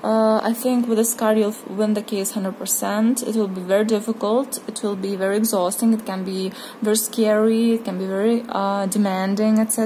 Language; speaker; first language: English; non-native, fluent; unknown